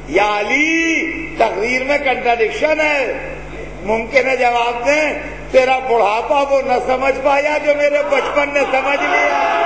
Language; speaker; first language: Urdu; native; Urdu